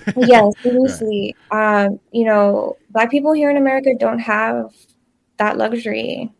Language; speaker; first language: English; early bilingual, other home language; Spanish